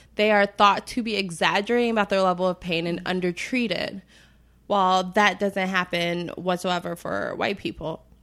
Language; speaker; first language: English; native; English